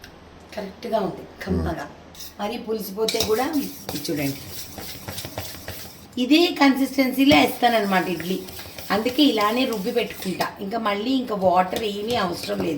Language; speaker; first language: Telugu; native; Telugu